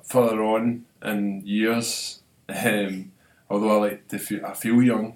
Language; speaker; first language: English; native; English